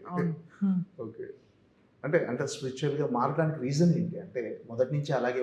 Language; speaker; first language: Telugu; native; Telugu